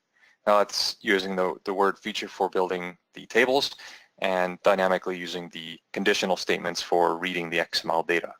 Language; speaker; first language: English; native; English